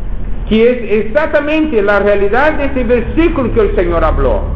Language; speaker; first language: Spanish; non-native, fluent; Portuguese